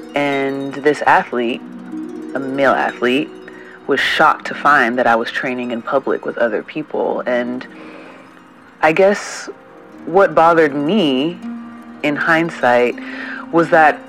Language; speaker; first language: English; non-native, fluent; Portuguese